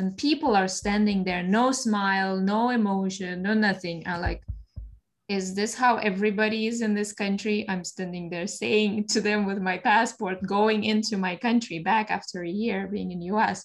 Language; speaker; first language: English; non-native, fluent; Russian